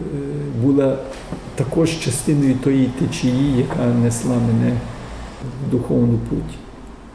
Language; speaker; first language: Ukrainian; early bilingual, heritage; Ukrainian